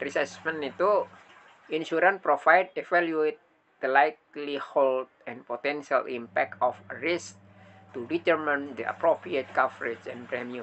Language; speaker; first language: English; non-native, learner; Indonesian